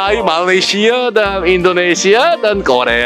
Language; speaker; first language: Indonesian; non-native, fluent; Korean